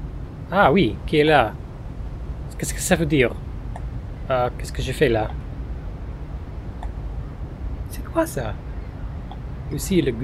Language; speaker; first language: French; non-native, fluent; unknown